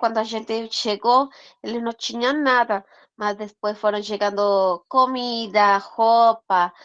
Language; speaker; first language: Portuguese; non-native, learner; Spanish